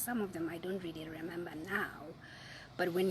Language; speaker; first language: English; non-native, local second language; Zulu